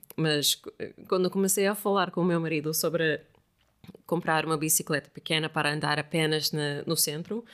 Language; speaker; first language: Portuguese; non-native, fluent; English